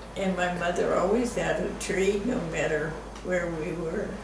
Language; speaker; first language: English; native; English